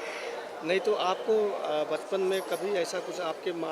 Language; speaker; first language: Hindi; native; Hindi